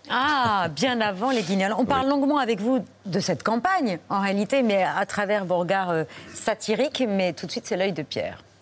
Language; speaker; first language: French; native; French